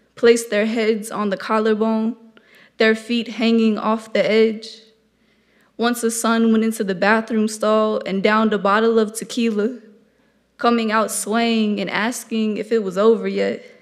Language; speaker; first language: English; native; English